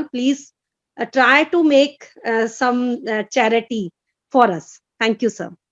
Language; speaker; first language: English; non-native, fluent; Hindi